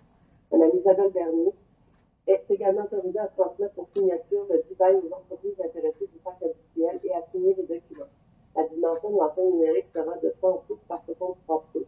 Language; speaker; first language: French; native; French